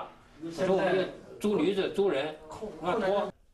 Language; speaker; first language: Chinese; native; Chinese